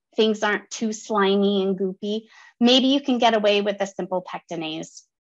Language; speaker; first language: English; native; English